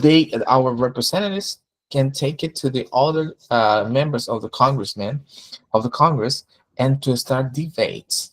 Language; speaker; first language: English; non-native, fluent; Spanish